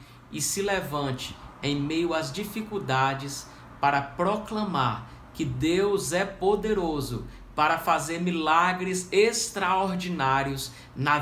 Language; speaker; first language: Portuguese; native; Portuguese